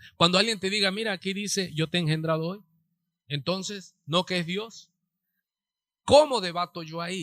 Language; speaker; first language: Spanish; native; Spanish